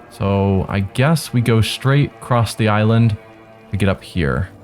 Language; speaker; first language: English; native; English